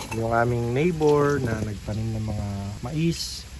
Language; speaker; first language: Filipino; native; Filipino